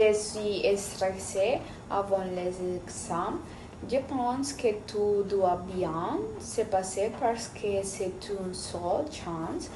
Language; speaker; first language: French; non-native, fluent; Spanish